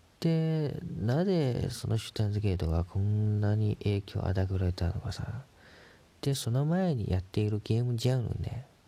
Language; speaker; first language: Japanese; non-native, fluent; Chinese